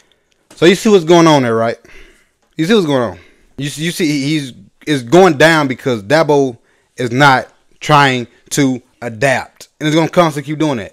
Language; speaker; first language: English; native; English